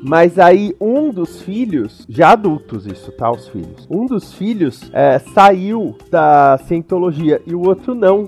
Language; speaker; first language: Portuguese; native; Portuguese